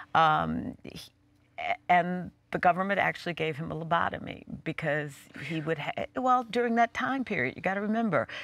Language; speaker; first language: English; native; English